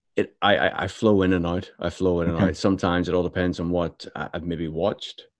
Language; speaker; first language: English; native; English